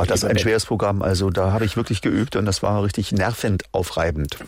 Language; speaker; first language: German; native; German